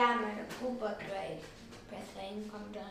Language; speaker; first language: Welsh; non-native, learner; Spanish